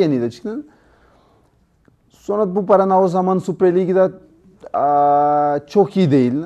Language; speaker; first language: Turkish; non-native, learner; Portuguese